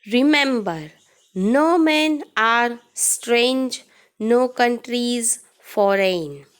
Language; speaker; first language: English; non-native, local second language; Gujarati